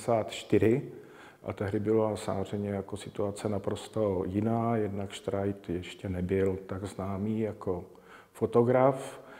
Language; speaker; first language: Czech; native; Czech